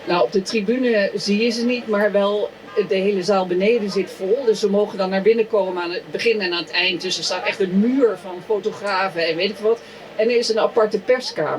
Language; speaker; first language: Dutch; native; Dutch